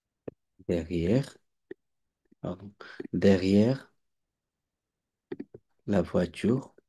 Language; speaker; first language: French; non-native, fluent; Bangla